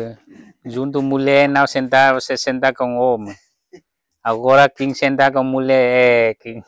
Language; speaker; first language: Portuguese; non-native, learner; Vietnamese